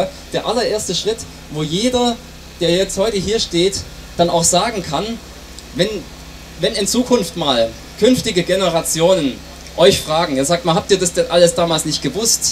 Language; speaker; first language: German; native; German